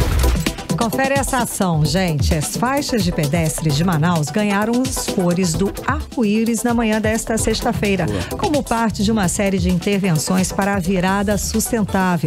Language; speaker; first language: Portuguese; native; Portuguese